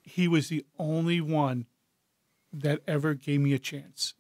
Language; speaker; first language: English; native; English